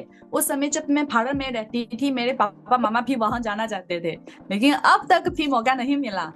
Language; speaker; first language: Hindi; non-native, fluent; Chinese